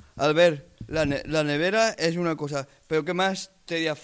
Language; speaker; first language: Catalan; non-native, local second language; Spanish